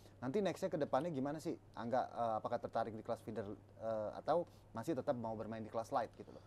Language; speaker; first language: Indonesian; native; Indonesian